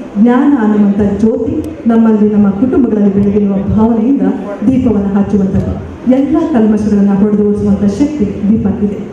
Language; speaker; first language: Kannada; native; Kannada